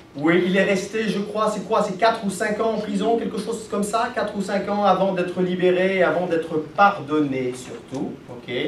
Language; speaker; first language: French; native; French